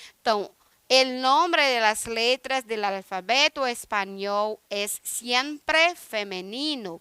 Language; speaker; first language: Spanish; non-native, fluent; Portuguese